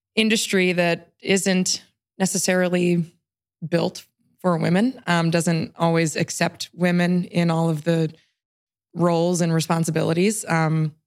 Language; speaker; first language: English; native; English